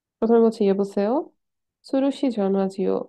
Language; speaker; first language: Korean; non-native, fluent; Bangla